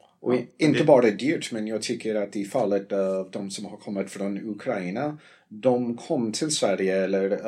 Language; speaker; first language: Swedish; non-native, fluent; English